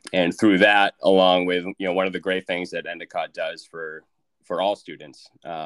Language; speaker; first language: English; native; English